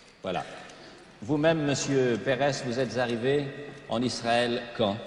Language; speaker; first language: French; native; French